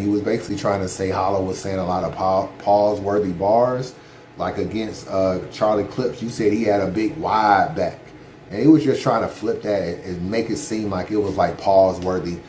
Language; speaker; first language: English; native; English